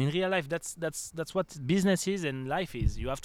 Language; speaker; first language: English; non-native, fluent; French